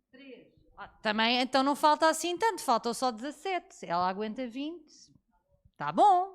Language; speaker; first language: Portuguese; native; Portuguese